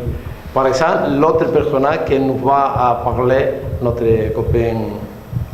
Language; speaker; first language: French; non-native, learner; Spanish